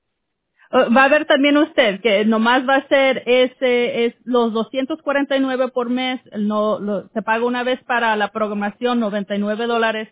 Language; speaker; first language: Spanish; early bilingual, heritage; Spanish